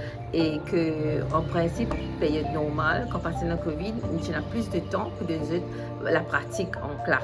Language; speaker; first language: French; non-native, local second language; Morisyen